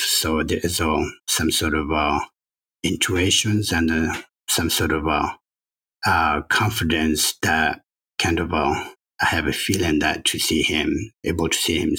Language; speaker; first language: English; non-native, learner; Chinese